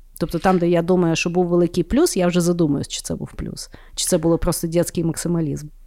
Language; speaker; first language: Ukrainian; native; Ukrainian